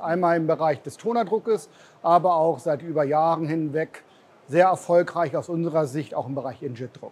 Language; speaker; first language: German; native; German